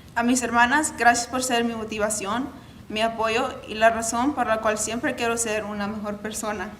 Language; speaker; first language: Spanish; early bilingual, heritage; Spanish